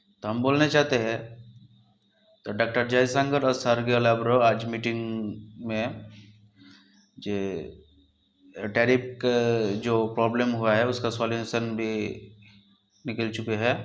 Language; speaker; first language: Hindi; non-native, local second language; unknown